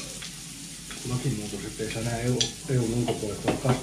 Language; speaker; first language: Finnish; native; Finnish